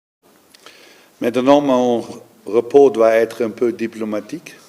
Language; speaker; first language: French; non-native, learner; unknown